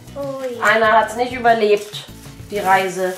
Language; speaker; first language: German; native; German